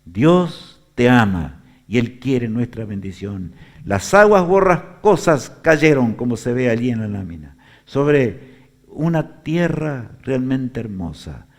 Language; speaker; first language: Spanish; native; Spanish